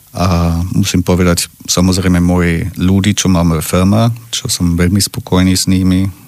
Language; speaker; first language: Slovak; non-native, learner; German